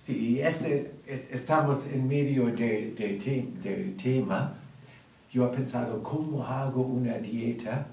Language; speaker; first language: Spanish; non-native, learner; German